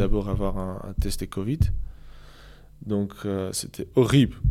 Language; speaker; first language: French; non-native, local second language; Dutch